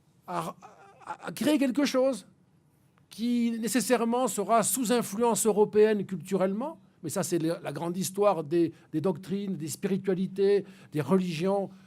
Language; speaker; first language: French; native; French